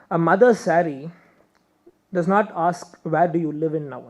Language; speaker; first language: English; non-native, local second language; Tamil